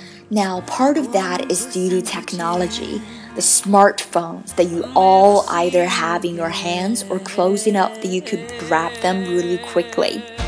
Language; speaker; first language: English; non-native, fluent; Chinese